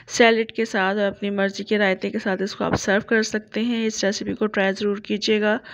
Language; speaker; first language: Urdu; native; Urdu